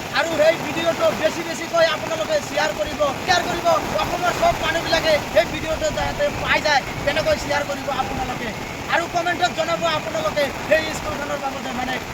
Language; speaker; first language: Assamese; native; Assamese